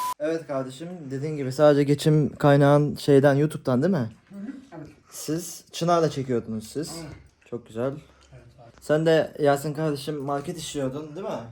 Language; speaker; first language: Turkish; native; Turkish